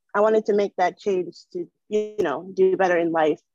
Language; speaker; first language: English; early bilingual, other home language; Wolof